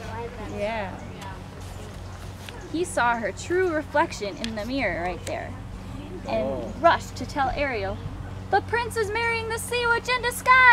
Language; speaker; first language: English; native; English